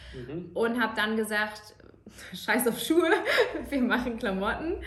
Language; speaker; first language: German; native; German